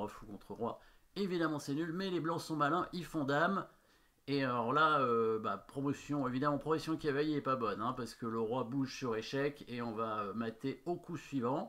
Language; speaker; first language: French; native; French